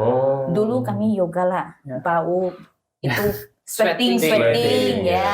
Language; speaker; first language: Indonesian; non-native, learner; Malay